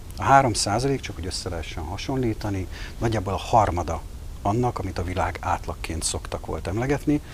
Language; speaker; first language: Hungarian; native; Hungarian